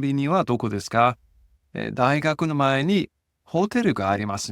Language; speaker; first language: Japanese; non-native, fluent; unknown